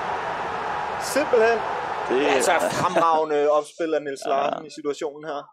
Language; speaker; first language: Danish; native; Danish